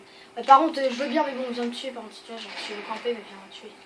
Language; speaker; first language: French; native; French